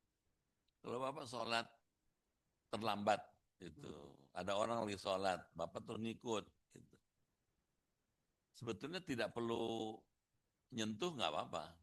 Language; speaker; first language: Indonesian; native; Indonesian